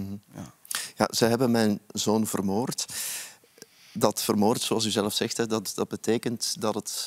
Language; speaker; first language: Dutch; native; Dutch